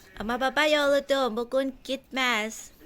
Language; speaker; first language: Turkish; non-native, learner; Thai